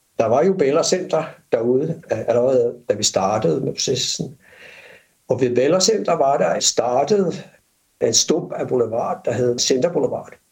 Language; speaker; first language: Danish; non-native, fluent; Finnish